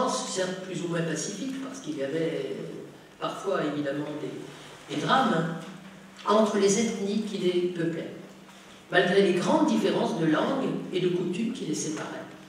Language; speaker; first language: French; native; French